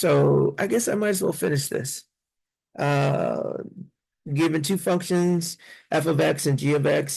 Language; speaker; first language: English; native; English